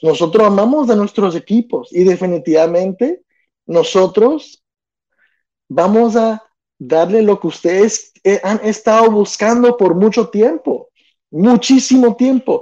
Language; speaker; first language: Spanish; early bilingual, other home language; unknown